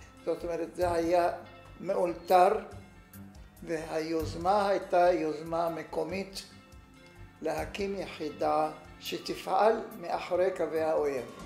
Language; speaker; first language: Hebrew; non-native, fluent; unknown